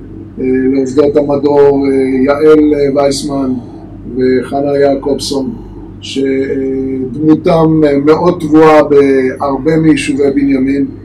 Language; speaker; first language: Hebrew; native; Hebrew